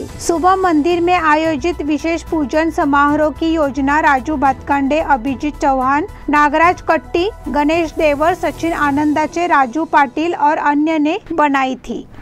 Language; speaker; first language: Hindi; non-native, local second language; Marathi